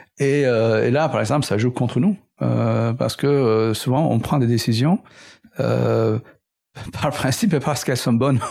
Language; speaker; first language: French; native; French